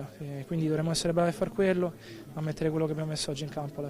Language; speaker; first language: Italian; native; Italian